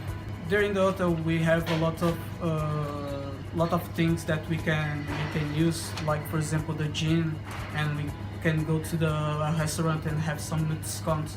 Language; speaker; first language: English; non-native, learner; Portuguese